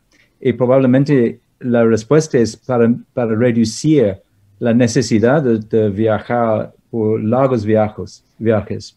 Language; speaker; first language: Spanish; non-native, fluent; English